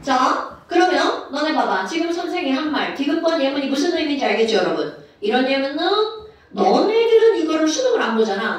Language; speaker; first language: Korean; native; Korean